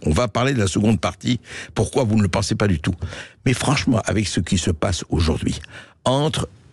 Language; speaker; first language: French; native; French